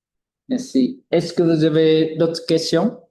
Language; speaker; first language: French; non-native, fluent; Vietnamese